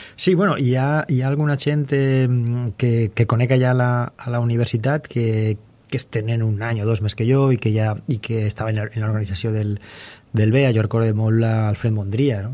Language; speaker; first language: Catalan; non-native, local second language; Spanish